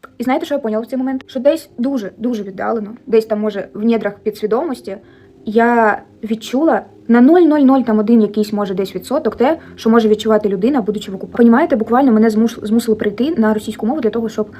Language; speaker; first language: Ukrainian; non-native, local second language; Russian